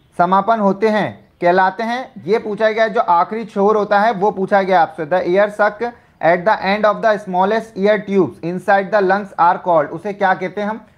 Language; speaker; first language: Hindi; native; Hindi